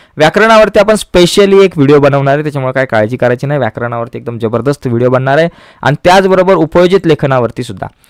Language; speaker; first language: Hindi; non-native, local second language; Marathi